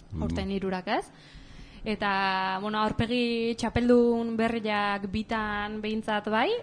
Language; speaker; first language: Basque; native; Basque